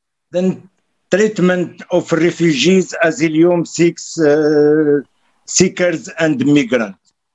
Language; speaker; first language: English; non-native, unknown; Arabic